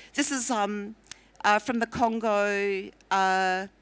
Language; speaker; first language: English; native; English